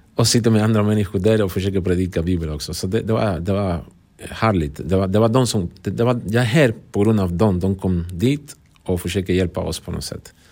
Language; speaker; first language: Swedish; non-native, fluent; Spanish